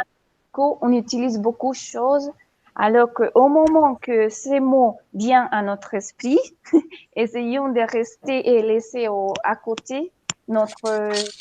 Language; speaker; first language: French; non-native, fluent; Spanish